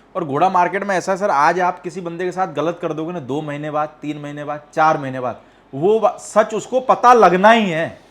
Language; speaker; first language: Hindi; native; Hindi